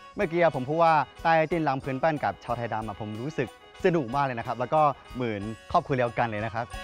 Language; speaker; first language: Thai; non-native, fluent; Chinese